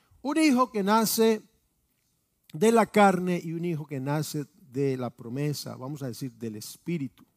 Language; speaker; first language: Spanish; native; Spanish